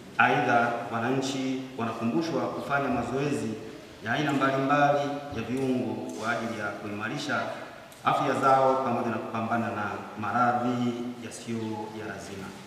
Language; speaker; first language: Swahili; native; Swahili